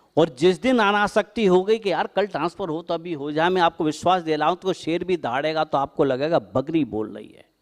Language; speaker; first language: Hindi; native; Hindi